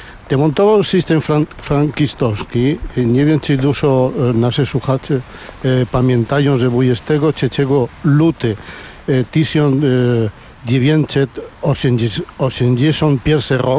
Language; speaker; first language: Polish; non-native, learner; Spanish